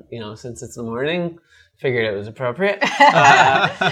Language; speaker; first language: English; native; English